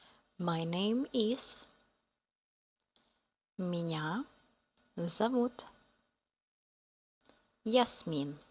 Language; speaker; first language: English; non-native, fluent; Russian